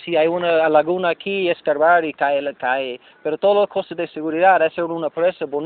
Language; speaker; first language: Spanish; non-native, learner; English